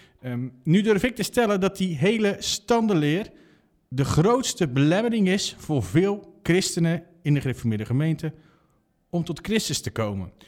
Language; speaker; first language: Dutch; native; Dutch